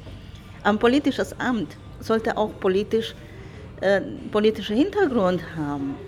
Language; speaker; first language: German; non-native, fluent; Spanish